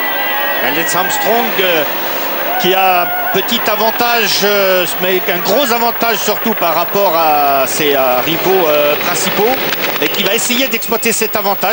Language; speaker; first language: French; native; French